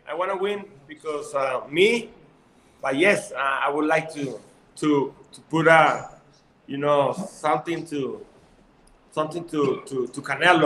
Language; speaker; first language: English; non-native, learner; Spanish